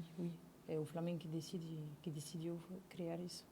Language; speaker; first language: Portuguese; non-native, fluent; French